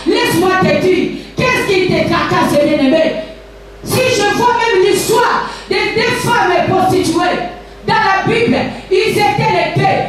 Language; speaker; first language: French; non-native, local second language; Lingala